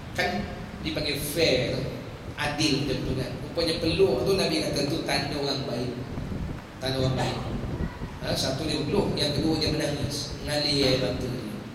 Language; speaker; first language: Malay; native; Malay